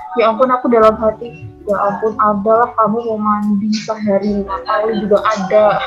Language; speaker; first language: Indonesian; native; Indonesian